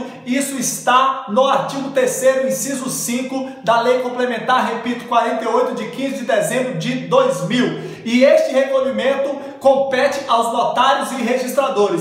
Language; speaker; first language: Portuguese; native; Portuguese